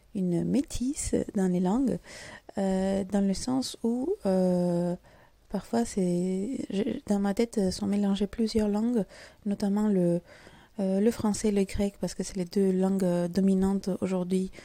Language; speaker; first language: French; non-native, fluent; Greek